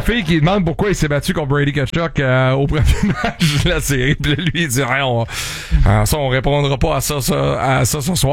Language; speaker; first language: French; native; French